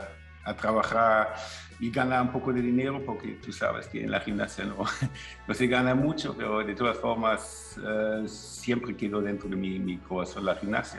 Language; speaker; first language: Spanish; non-native, fluent; German